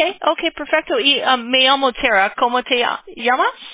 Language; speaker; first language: Spanish; non-native, learner; English